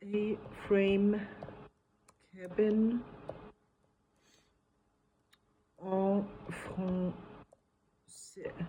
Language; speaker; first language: French; non-native, fluent; German